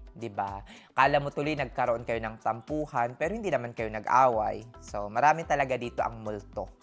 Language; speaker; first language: Filipino; native; Filipino